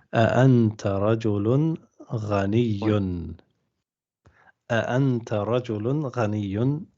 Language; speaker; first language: Arabic; non-native, fluent; English